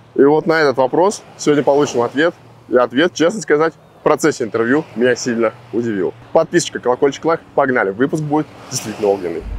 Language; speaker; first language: Russian; native; Russian